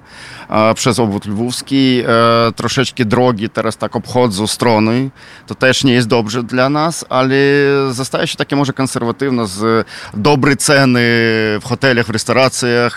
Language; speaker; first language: Polish; non-native, fluent; Ukrainian